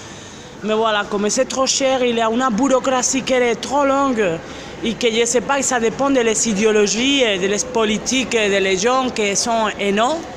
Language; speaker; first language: French; non-native, fluent; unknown